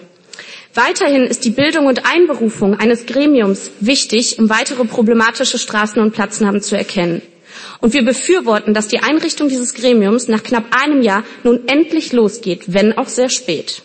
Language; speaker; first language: German; native; German